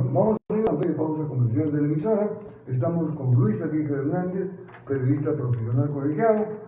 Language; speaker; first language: Spanish; native; Spanish